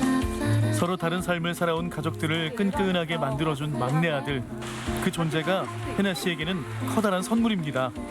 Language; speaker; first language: Korean; native; Korean